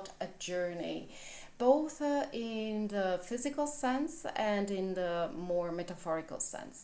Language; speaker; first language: English; non-native, fluent; Italian